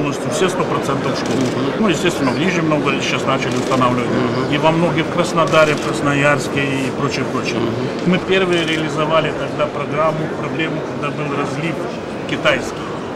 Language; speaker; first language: Russian; native; Russian